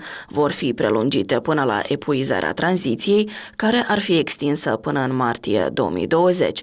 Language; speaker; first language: Romanian; native; Romanian